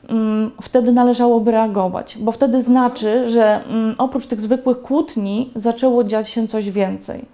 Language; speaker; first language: Polish; native; Polish